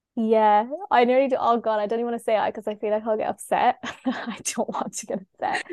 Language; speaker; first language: English; native; English